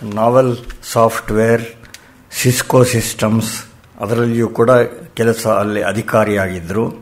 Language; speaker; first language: Kannada; native; Kannada